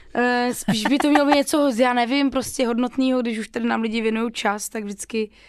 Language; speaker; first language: Czech; non-native, local second language; Polish